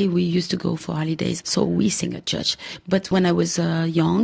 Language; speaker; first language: English; non-native, fluent; Wolof